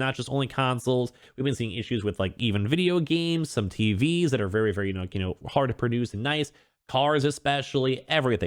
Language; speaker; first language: English; native; English